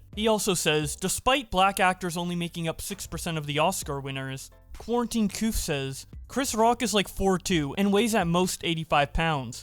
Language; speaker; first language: English; native; English